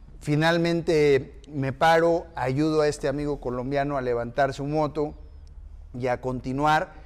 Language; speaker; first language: Spanish; native; Spanish